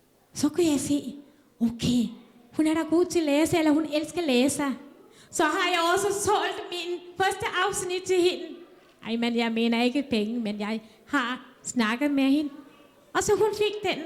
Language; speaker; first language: Danish; non-native, fluent; Tamil